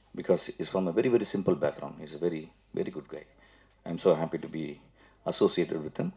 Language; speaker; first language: English; non-native, local second language; Tamil